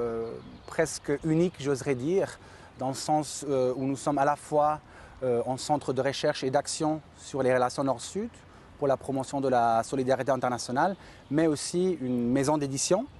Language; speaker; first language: French; native; French